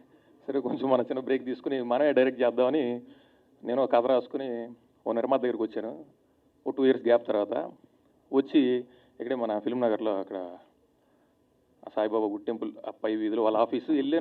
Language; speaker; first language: Telugu; native; Telugu